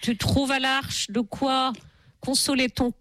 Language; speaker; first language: French; native; French